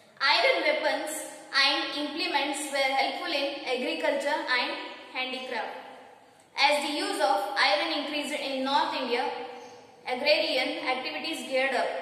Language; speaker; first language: English; non-native, local second language; Kannada